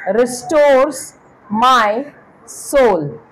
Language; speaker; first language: English; non-native, local second language; Marathi